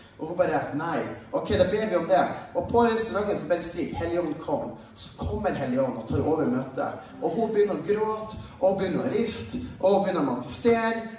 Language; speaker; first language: Norwegian; native; Norwegian